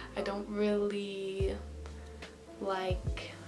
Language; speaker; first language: English; native; English